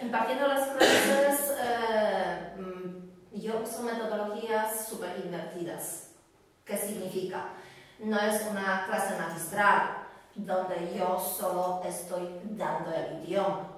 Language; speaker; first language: Spanish; non-native, fluent; Polish